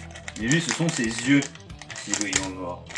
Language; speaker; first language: French; native; French